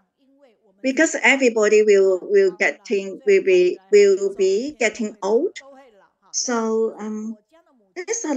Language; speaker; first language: English; non-native, learner; Chinese